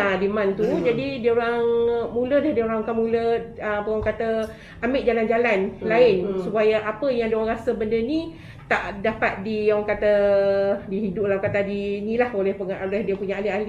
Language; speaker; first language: Malay; native; Malay